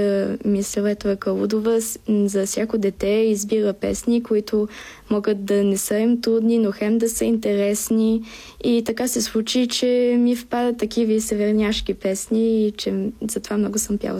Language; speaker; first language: Bulgarian; early bilingual, heritage; Bulgarian